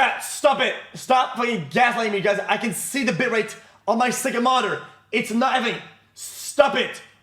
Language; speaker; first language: English; non-native, local second language; French